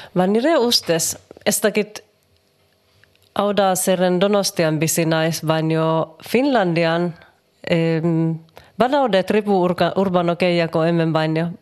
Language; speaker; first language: Basque; non-native, learner; Finnish